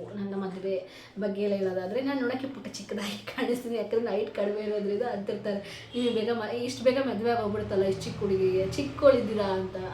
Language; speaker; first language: Kannada; native; Kannada